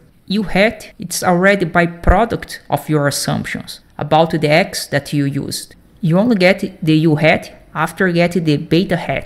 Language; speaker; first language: English; non-native, fluent; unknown